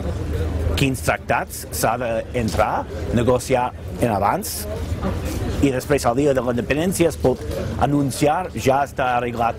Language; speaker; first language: Catalan; non-native, fluent; English